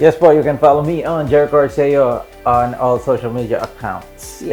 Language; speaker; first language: English; non-native, local second language; Filipino